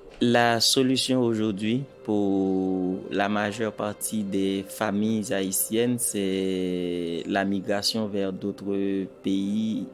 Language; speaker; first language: French; non-native, local second language; Haitian Creole